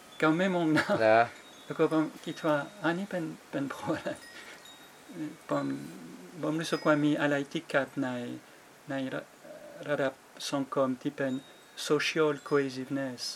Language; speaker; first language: Thai; non-native, fluent; French